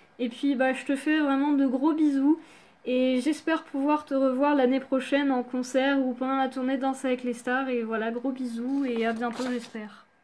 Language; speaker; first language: French; native; French